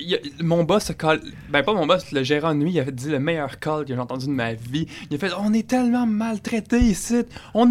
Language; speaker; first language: French; native; French